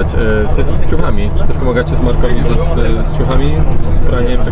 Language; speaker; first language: Polish; native; Polish